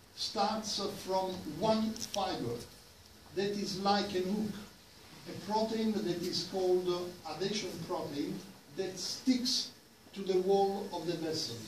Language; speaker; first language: English; non-native, fluent; Italian